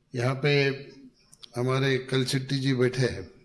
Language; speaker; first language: Hindi; non-native, local second language; Marathi